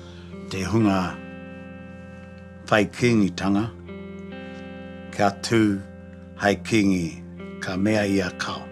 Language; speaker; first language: Māori; native; Māori